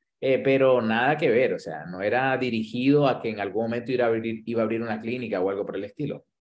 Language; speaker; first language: Spanish; native; Spanish